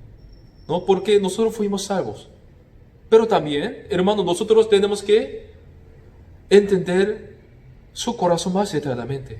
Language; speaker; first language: Spanish; non-native, fluent; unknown